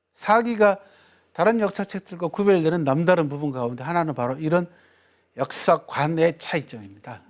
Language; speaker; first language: Korean; native; Korean